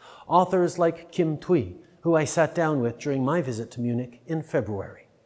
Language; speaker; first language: English; early bilingual, other home language; French